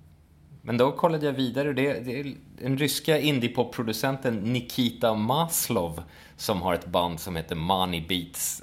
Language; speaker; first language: Swedish; native; Swedish